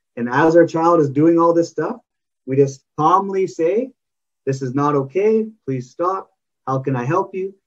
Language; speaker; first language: English; native; English